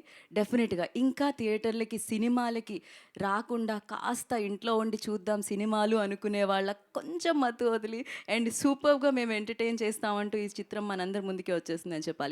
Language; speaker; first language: Telugu; native; Telugu